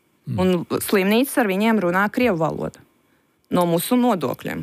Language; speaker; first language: Latvian; non-native, local second language; Russian